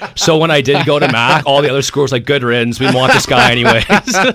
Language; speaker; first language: English; native; English